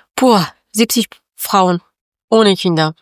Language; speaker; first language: German; non-native, learner; Persian